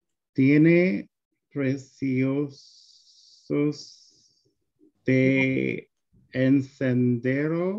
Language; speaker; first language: Spanish; non-native, learner; English